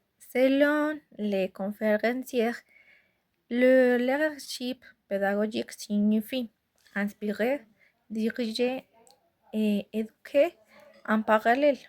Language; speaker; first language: French; non-native, fluent; Spanish